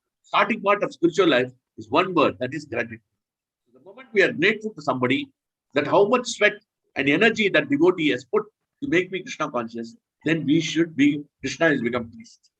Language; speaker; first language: English; non-native, local second language; Hindi